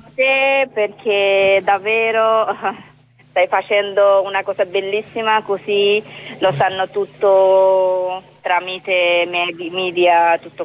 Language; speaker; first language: Italian; non-native, learner; Bangla